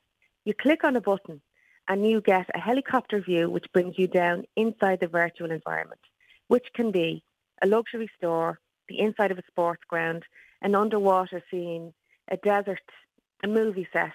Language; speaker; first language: English; native; English